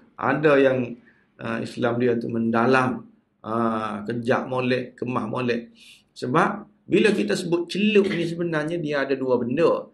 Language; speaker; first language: Malay; native; Malay